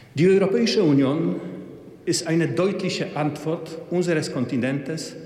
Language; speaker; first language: German; non-native, fluent; Polish